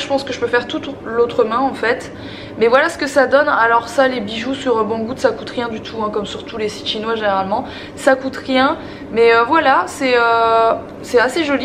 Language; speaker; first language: French; native; French